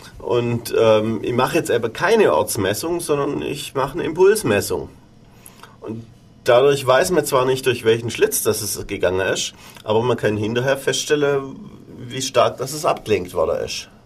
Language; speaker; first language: German; native; German